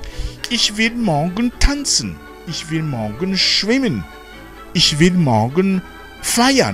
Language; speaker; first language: German; non-native, fluent; Rundi